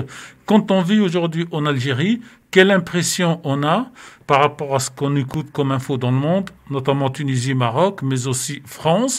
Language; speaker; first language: French; native; French